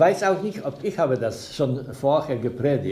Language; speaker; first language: German; non-native, fluent; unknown